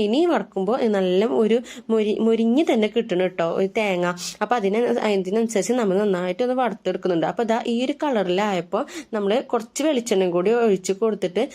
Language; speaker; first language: Malayalam; native; Malayalam